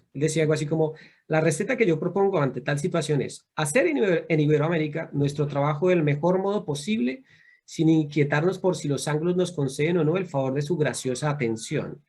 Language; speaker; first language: Spanish; native; Spanish